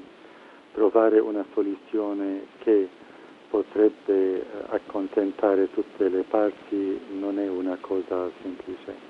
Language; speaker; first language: Italian; non-native, fluent; Arabic